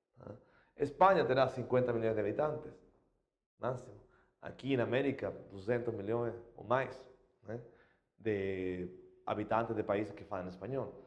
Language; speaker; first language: Portuguese; non-native, fluent; Spanish